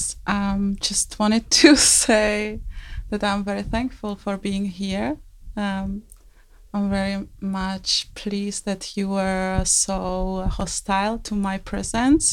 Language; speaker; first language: English; non-native, fluent; Czech